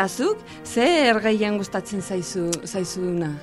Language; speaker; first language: Basque; non-native, local second language; Spanish